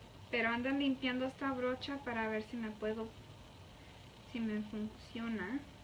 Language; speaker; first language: Spanish; early bilingual, heritage; Spanish